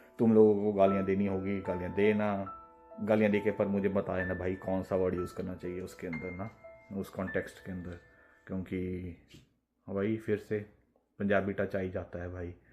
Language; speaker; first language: Hindi; non-native, local second language; Punjabi